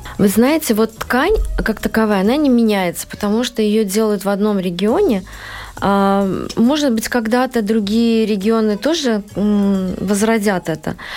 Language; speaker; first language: Russian; non-native, local second language; Uzbek